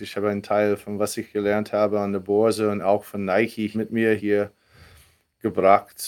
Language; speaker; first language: German; non-native, fluent; English